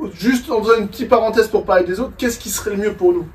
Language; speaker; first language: French; native; French